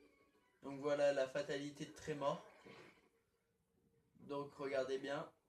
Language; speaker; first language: French; native; French